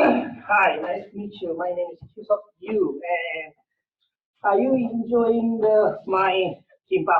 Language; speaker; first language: English; non-native, learner; Korean